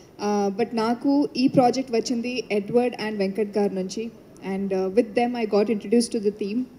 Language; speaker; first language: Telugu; non-native, learner; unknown